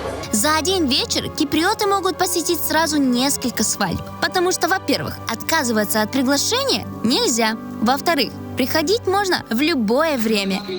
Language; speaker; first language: Russian; native; Russian